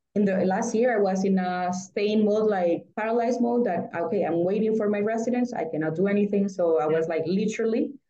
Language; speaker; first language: English; non-native, fluent; Spanish